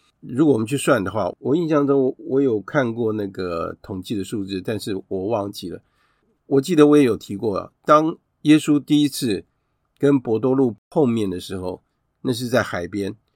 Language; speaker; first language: Chinese; native; Chinese